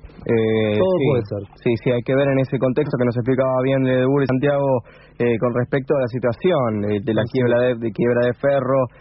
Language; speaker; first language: Spanish; native; Spanish